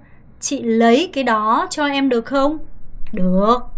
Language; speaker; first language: Vietnamese; non-native, fluent; Korean